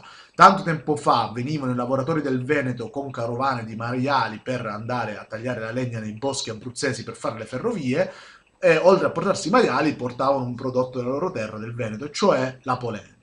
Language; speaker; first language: Italian; native; Italian